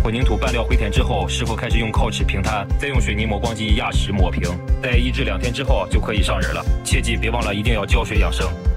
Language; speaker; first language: Chinese; native; Chinese